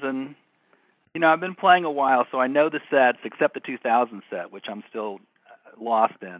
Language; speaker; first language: English; native; English